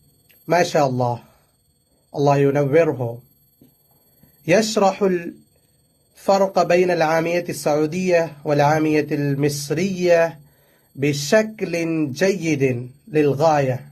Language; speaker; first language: Arabic; non-native, learner; Tamil